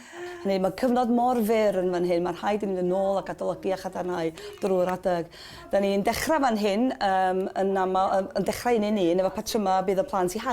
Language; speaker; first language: Welsh; native; Welsh